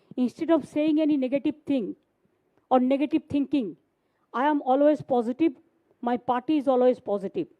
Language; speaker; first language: English; non-native, local second language; Bangla